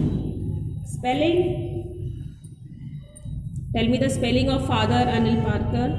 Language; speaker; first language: English; non-native, local second language; Hindi